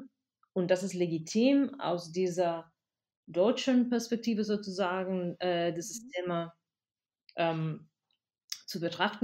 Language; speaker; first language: German; non-native, fluent; Spanish